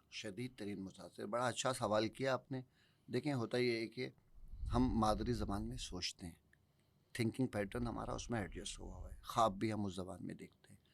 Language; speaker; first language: Urdu; native; Urdu